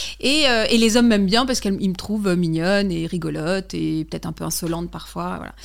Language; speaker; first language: French; native; French